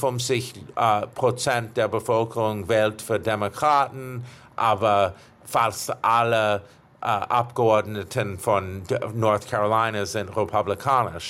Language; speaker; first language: German; non-native, fluent; English